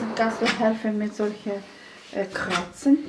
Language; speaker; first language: German; non-native, fluent; Russian